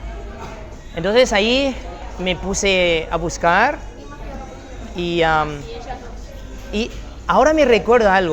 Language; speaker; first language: Spanish; non-native, fluent; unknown